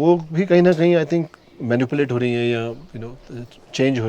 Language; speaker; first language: Hindi; native; Hindi